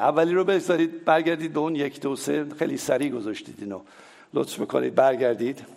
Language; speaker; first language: Persian; native; Persian